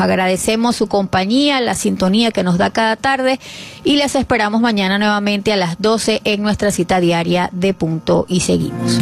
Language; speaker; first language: Spanish; native; Spanish